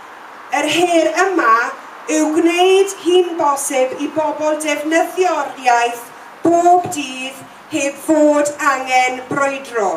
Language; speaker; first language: Welsh; non-native, local second language; English